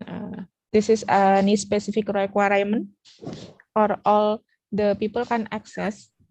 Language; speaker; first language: English; non-native, learner; Indonesian